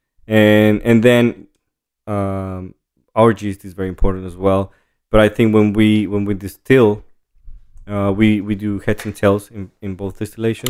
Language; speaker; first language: English; non-native, fluent; Spanish